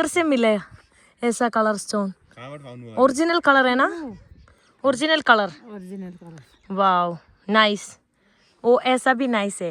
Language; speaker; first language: Hindi; non-native, learner; Malayalam